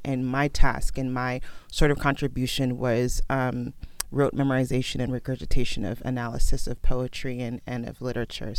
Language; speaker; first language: English; early bilingual, other home language; Krio